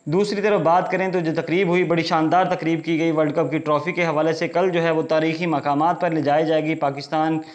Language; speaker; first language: Urdu; native; Urdu